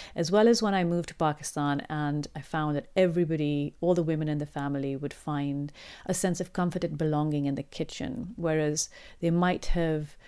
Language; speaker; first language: English; non-native, local second language; Urdu